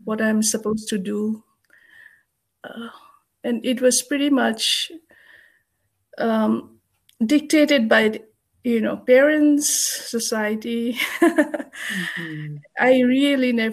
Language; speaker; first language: English; non-native, local second language; Bangla